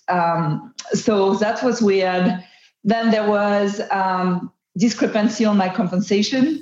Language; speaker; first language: English; non-native, fluent; French